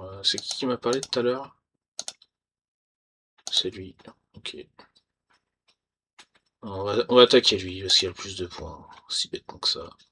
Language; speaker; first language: French; native; French